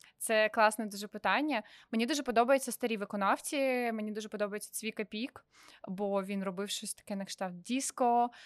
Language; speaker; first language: Ukrainian; non-native, local second language; Russian